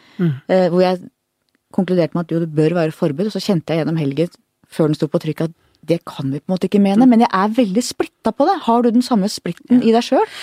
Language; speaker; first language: Norwegian; native; Norwegian